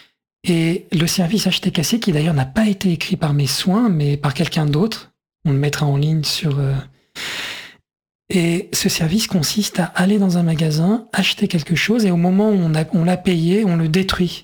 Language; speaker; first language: French; native; French